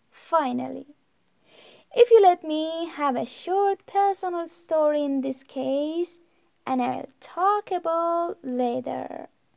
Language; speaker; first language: English; non-native, learner; Persian